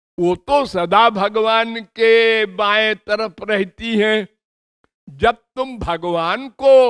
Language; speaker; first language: Hindi; native; Hindi